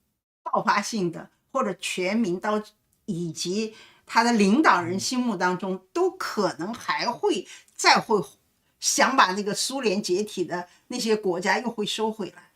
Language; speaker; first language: Chinese; native; Chinese